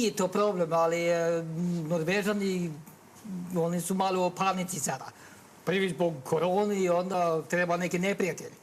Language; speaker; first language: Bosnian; non-native, learner; Norwegian